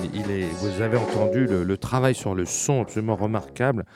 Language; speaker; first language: French; native; French